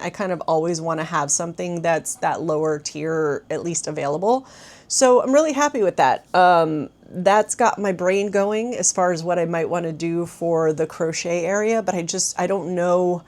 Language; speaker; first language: English; native; English